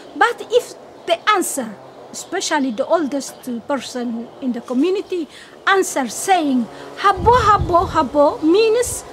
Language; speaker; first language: English; non-native, fluent; Tigrinya